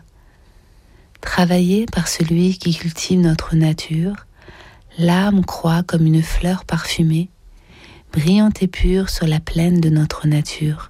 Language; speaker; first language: French; native; French